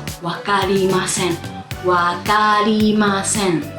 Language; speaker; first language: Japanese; non-native, fluent; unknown